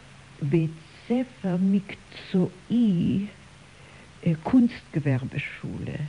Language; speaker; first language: Hebrew; non-native, fluent; German